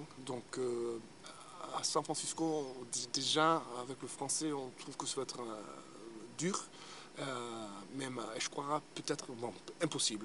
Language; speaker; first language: French; early bilingual, heritage; English